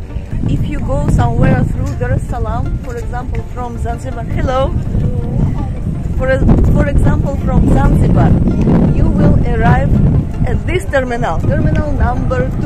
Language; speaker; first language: English; non-native, fluent; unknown